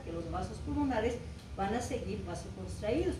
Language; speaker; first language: Spanish; native; Spanish